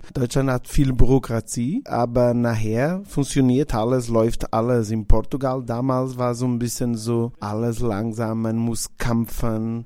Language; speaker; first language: German; non-native, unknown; Portuguese